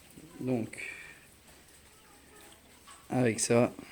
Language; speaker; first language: French; native; French